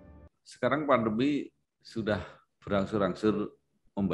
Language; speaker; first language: Indonesian; native; Indonesian